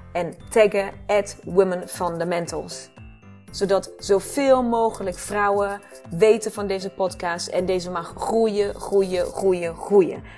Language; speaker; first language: Dutch; non-native, fluent; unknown